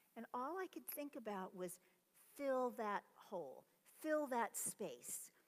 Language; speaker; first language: English; native; English